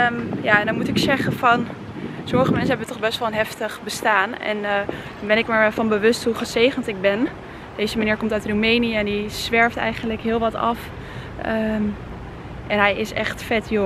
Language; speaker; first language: Dutch; native; Dutch